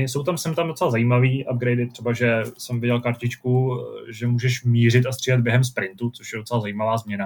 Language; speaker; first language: Czech; native; Czech